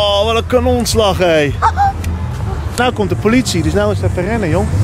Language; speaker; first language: Dutch; native; Dutch